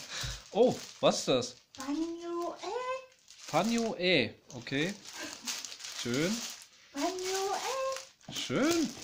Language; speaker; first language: German; native; German